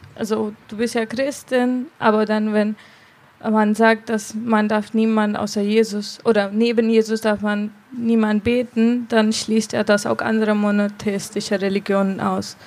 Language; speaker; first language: German; non-native, fluent; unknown